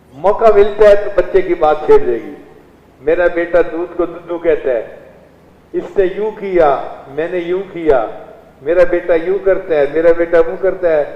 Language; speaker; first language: Urdu; non-native, local second language; Saraiki